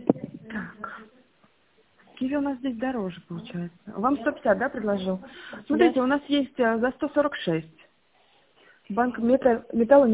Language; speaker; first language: Russian; native; Russian